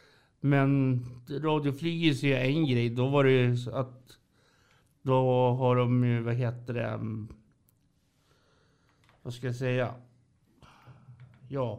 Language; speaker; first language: Swedish; native; Swedish